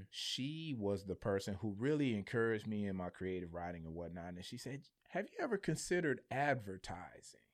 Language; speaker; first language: English; native; English